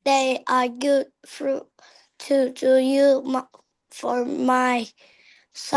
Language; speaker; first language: English; non-native, learner; Vietnamese